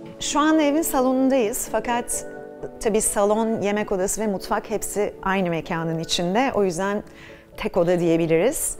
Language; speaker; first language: Turkish; native; Turkish